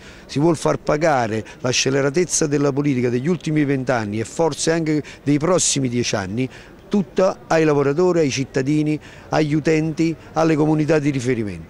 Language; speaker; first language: Italian; native; Italian